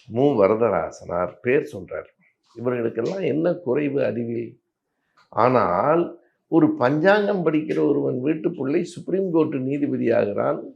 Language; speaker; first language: Tamil; native; Tamil